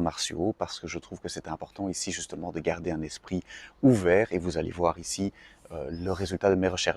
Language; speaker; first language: French; native; French